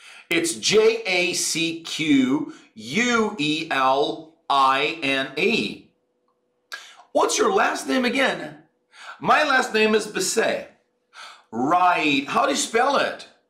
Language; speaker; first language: English; non-native, fluent; Portuguese